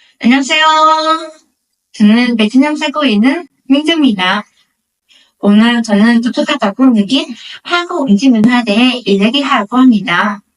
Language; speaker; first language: Korean; non-native, learner; Vietnamese